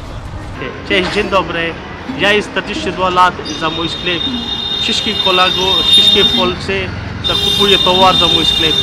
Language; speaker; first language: Polish; non-native, learner; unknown